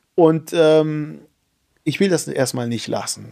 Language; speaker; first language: German; non-native, fluent; Spanish